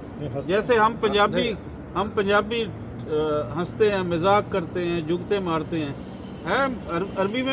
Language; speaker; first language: Hindi; non-native, local second language; Punjabi